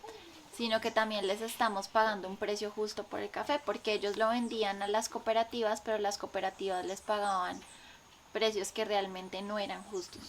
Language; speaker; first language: Spanish; native; Spanish